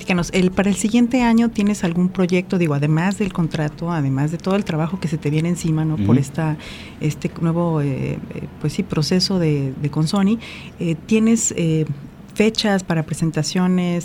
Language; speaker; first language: Spanish; native; Spanish